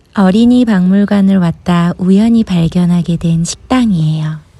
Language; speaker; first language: Korean; native; Korean